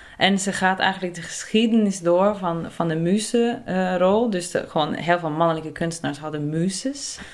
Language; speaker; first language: Dutch; non-native, fluent; Norwegian